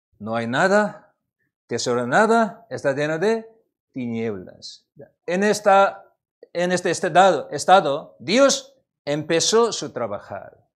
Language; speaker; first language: Spanish; non-native, learner; Korean